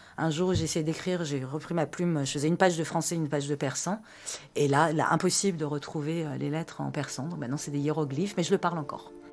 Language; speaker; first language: French; early bilingual, other home language; Persian